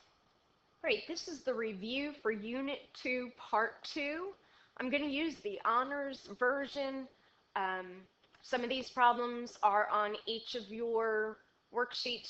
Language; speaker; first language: English; native; English